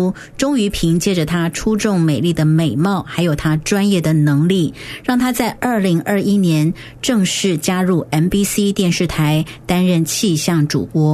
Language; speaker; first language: Chinese; native; Chinese